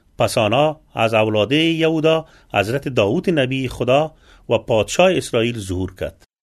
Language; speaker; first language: Persian; native; Persian